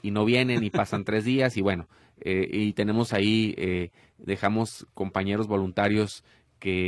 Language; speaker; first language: Spanish; native; Spanish